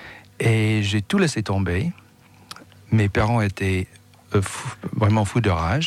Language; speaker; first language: French; non-native, fluent; English